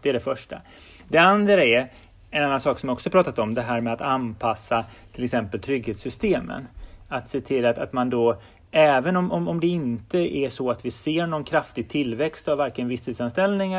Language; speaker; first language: Swedish; native; Swedish